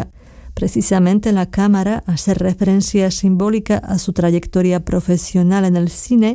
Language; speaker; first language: Spanish; non-native, fluent; Slovak